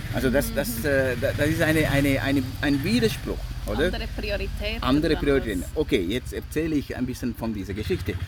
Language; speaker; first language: German; non-native, fluent; Sinhala